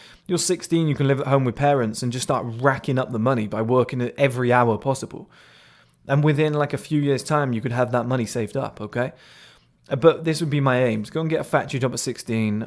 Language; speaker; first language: English; native; English